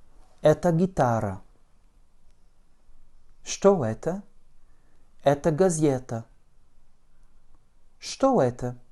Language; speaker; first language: Russian; non-native, fluent; French